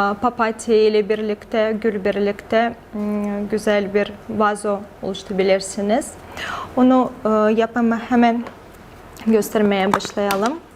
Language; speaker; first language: Turkish; non-native, fluent; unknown